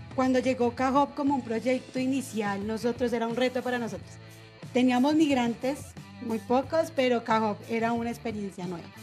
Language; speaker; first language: Spanish; native; Spanish